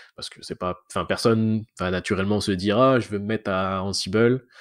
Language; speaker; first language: French; native; French